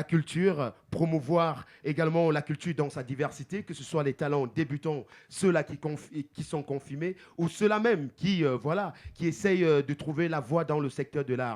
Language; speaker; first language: French; native; French